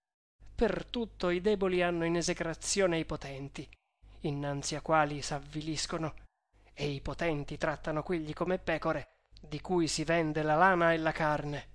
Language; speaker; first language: Italian; native; Italian